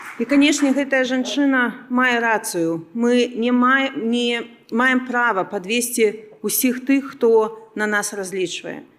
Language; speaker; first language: Belarusian; non-native, local second language; Russian